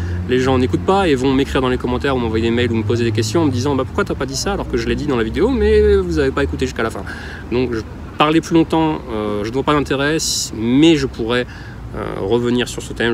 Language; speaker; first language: French; native; French